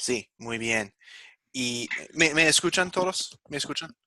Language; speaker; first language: Spanish; non-native, fluent; English